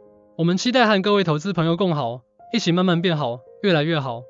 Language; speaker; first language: Chinese; native; Chinese